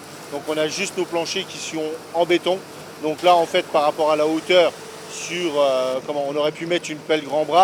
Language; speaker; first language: French; native; French